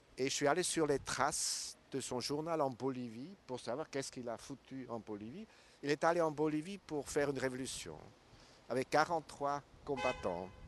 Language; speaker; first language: French; non-native, local second language; German